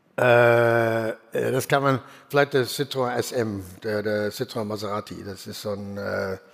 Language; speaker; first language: German; native; German